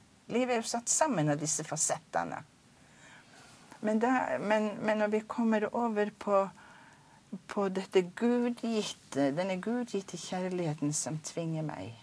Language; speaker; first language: Norwegian; native; Norwegian